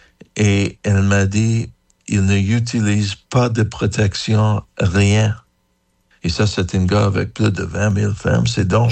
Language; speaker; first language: French; non-native, learner; English